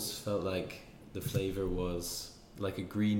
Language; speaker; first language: English; native; English